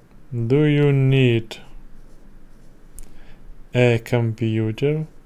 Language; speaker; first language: English; non-native, learner; Russian